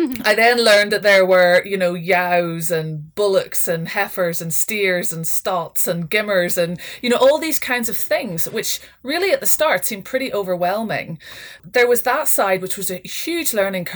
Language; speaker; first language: English; native; English